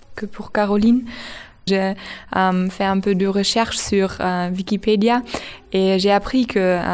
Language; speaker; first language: French; non-native, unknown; German